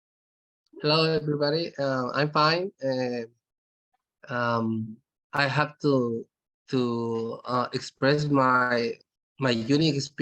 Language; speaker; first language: English; non-native, learner; Spanish